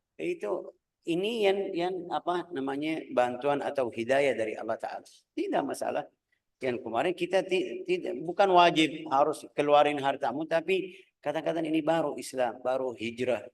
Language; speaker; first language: Indonesian; non-native, fluent; Arabic